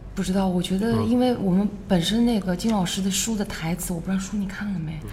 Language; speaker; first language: Chinese; non-native, local second language; Wu Chinese